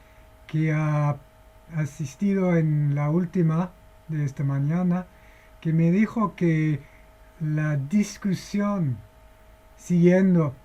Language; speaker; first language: Spanish; non-native, fluent; English